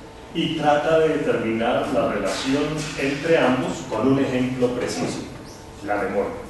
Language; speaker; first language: Spanish; native; Spanish